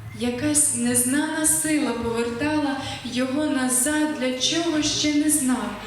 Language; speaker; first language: Ukrainian; native; Ukrainian